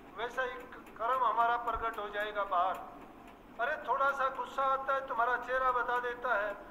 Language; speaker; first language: Hindi; native; Hindi